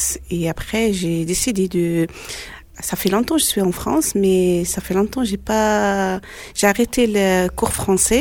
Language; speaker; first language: French; non-native, learner; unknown